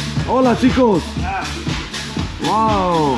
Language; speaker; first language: Spanish; non-native, learner; Swedish